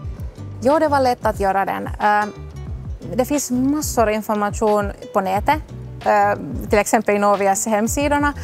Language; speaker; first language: Swedish; non-native, local second language; Finnish